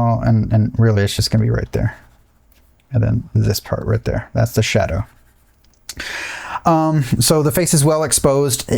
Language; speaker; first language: English; native; English